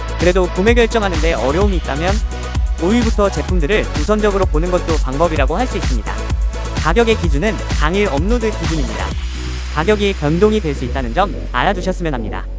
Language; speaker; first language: Korean; native; Korean